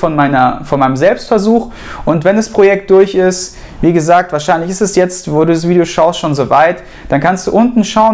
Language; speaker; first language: German; native; German